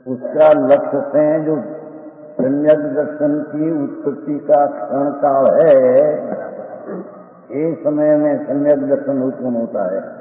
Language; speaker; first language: Hindi; non-native, local second language; Gujarati